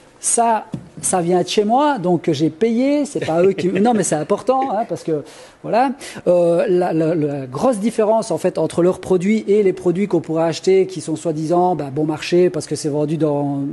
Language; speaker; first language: French; native; French